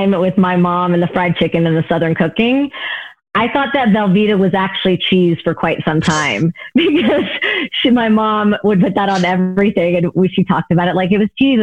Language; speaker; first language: English; native; English